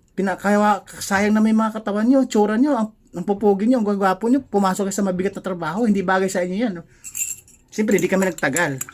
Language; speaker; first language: Filipino; non-native, local second language; Cebuano